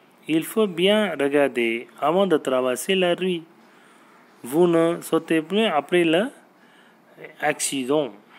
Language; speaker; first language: French; non-native, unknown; Tamil